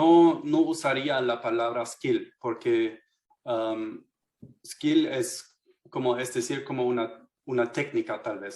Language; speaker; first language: Spanish; non-native, fluent; German